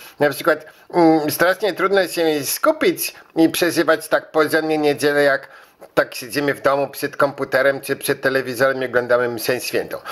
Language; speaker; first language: Polish; early bilingual, heritage; Polish